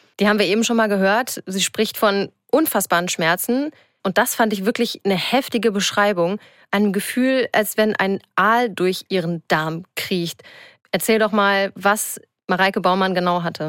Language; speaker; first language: German; native; German